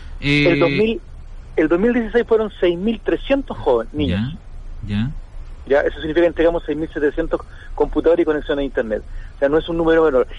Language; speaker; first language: Spanish; native; Spanish